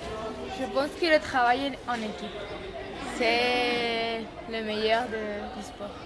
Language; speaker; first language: French; non-native, learner; Spanish